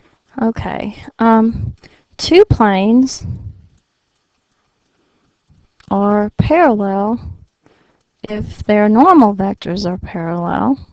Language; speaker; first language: English; native; English